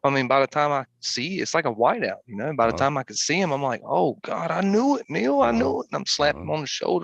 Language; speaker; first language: English; native; English